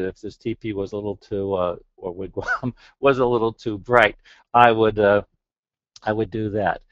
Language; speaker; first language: English; native; English